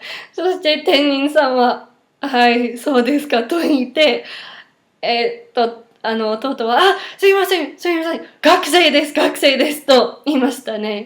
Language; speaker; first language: Japanese; non-native, fluent; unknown